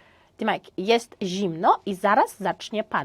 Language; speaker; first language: Polish; non-native, fluent; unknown